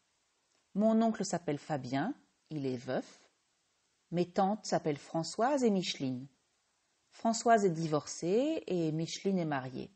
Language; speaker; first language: French; native; French